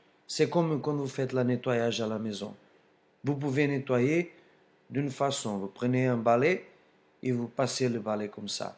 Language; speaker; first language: French; non-native, fluent; Portuguese